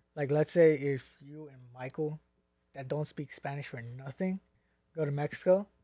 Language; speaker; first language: English; native; English